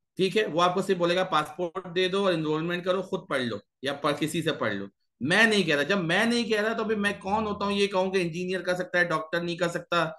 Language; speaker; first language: Urdu; native; Urdu